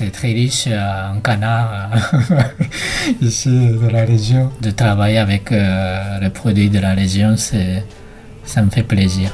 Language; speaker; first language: French; non-native, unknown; Japanese